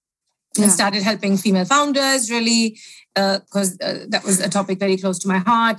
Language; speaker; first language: English; non-native, local second language; Hindi